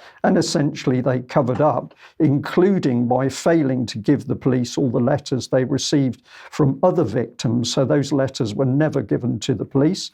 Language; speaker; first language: English; native; English